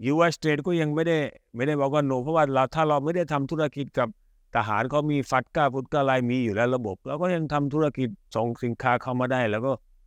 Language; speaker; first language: Thai; early bilingual, other home language; Hindi